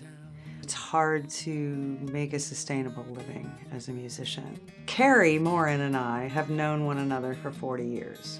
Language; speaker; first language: English; native; English